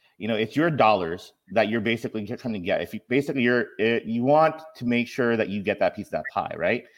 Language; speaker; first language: English; native; English